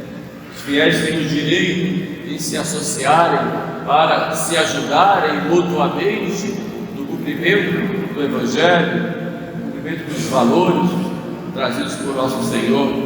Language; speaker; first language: Portuguese; native; Portuguese